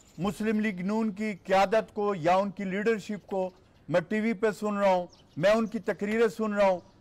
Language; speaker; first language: Urdu; non-native, local second language; Pashto